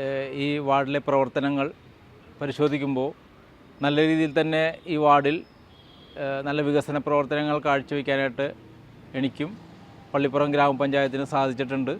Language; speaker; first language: Malayalam; native; Malayalam